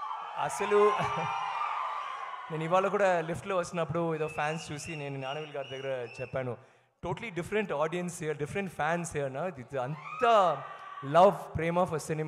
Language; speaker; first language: Telugu; non-native, learner; Tamil